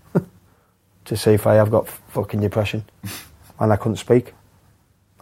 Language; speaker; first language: English; native; English